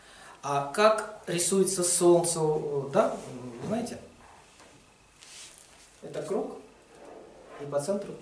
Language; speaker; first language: Russian; native; Russian